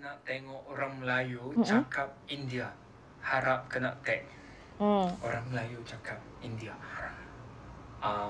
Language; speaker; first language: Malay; non-native, local second language; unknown